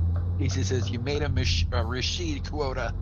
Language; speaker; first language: English; native; English